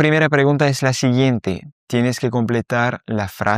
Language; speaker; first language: Spanish; non-native, fluent; French